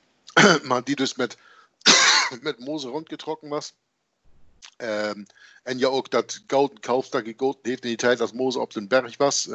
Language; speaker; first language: Dutch; native; Dutch